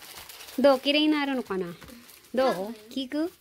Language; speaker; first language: Japanese; non-native, learner; Filipino